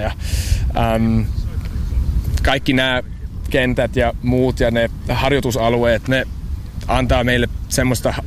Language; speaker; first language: Finnish; non-native, fluent; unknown